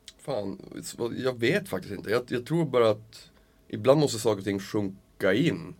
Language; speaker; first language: Swedish; native; Swedish